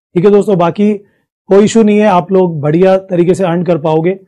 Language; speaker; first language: Hindi; native; Hindi